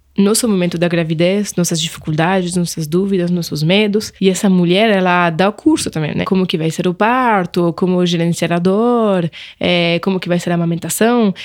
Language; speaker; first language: Portuguese; non-native, fluent; French